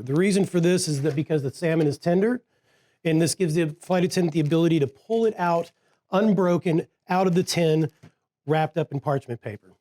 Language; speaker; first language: English; native; English